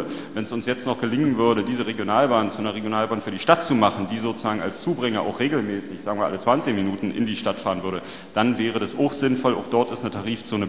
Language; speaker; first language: German; native; German